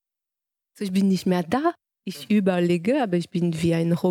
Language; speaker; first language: German; non-native, learner; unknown